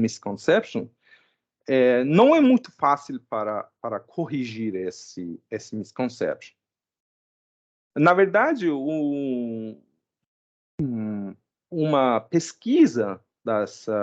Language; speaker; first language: Portuguese; non-native, fluent; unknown